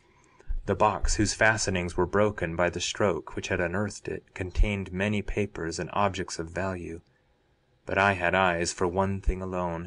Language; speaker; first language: English; native; English